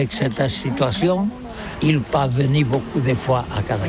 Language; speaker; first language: French; non-native, learner; Catalan